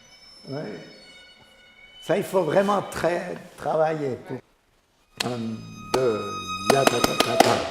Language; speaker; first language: French; non-native, fluent; Swiss German